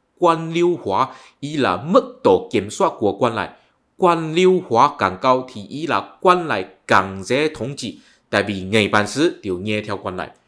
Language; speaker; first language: Vietnamese; non-native, fluent; Chinese